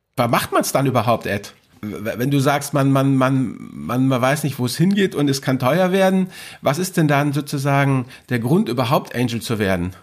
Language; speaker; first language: German; native; German